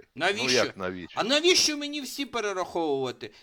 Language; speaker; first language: Ukrainian; native; Ukrainian